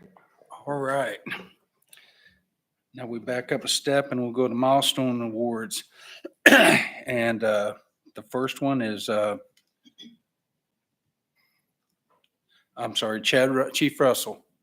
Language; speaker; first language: English; native; English